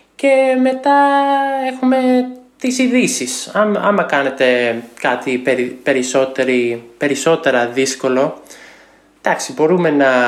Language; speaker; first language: Greek; non-native, learner; English